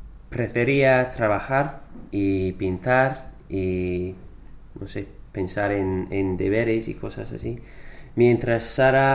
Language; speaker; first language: Spanish; non-native, fluent; English